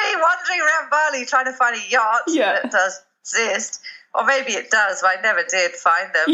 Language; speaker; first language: English; native; English